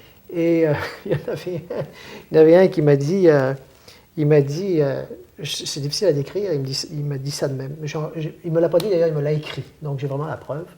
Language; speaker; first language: French; native; French